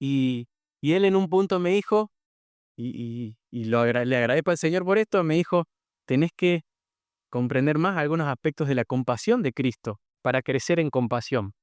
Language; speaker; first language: Spanish; native; Spanish